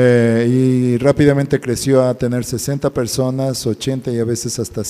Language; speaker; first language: Spanish; native; Spanish